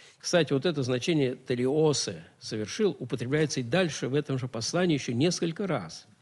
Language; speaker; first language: Russian; native; Russian